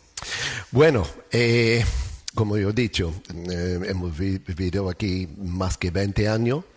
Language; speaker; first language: Spanish; non-native, learner; English